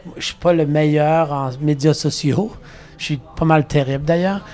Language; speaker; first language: French; native; French